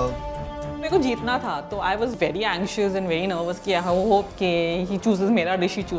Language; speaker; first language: Hindi; native; Hindi